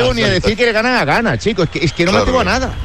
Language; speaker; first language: Spanish; native; Spanish